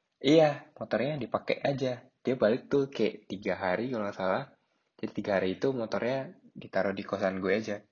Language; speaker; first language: Indonesian; native; Indonesian